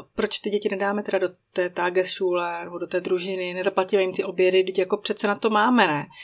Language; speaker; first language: Czech; native; Czech